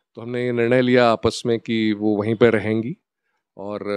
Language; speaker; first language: Hindi; native; Hindi